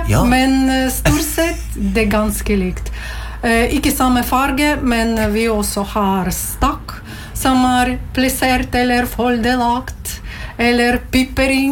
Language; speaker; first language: Norwegian; non-native, learner; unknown